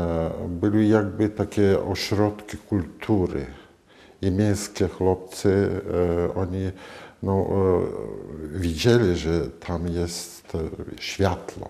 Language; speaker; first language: Polish; non-native, fluent; Latvian